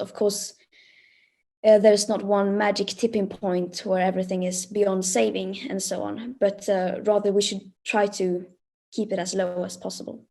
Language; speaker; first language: English; non-native, fluent; Swedish